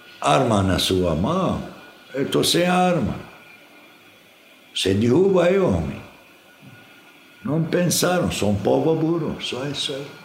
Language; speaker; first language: Portuguese; non-native, fluent; Arabic